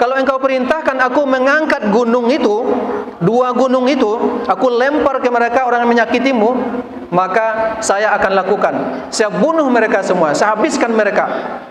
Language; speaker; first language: Malay; non-native, local second language; Minangkabau